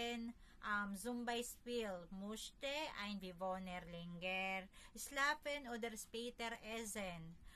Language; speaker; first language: German; non-native, learner; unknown